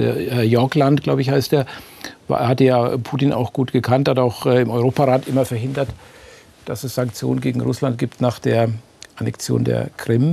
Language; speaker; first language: German; native; German